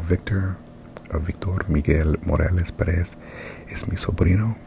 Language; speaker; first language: Spanish; non-native, learner; English